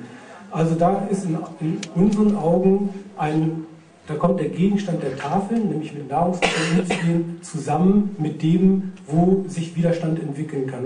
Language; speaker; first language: German; native; German